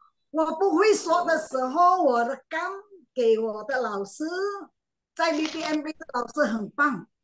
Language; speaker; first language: Chinese; non-native, learner; Min Nan Chinese